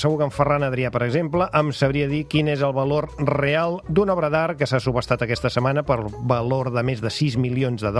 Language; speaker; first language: Catalan; native; Catalan